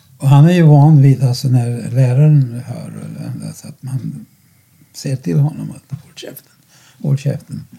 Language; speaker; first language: Swedish; non-native, fluent; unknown